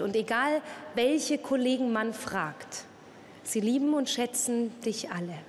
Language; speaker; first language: German; native; German